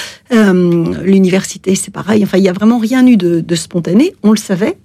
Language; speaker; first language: French; native; French